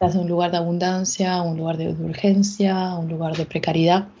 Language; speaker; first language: Spanish; native; Spanish